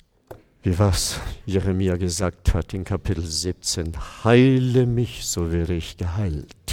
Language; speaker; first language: German; non-native, fluent; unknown